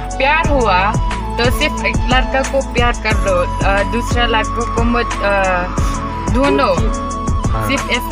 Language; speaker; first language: Hindi; non-native, learner; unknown